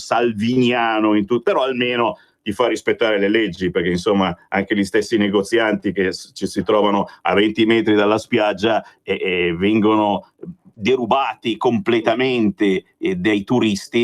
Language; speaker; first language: Italian; native; Italian